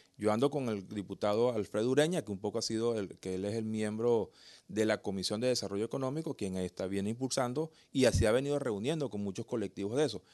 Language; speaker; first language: Spanish; native; Spanish